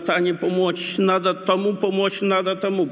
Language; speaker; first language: Russian; non-native, local second language; Romanian